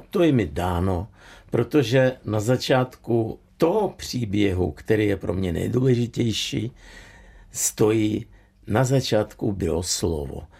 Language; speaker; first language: Czech; non-native, fluent; Russian